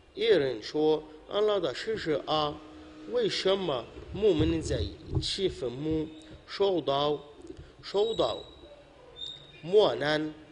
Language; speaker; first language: Chinese; non-native, learner; Arabic